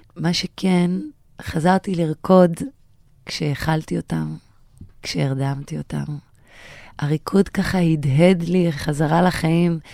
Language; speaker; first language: Hebrew; native; Hebrew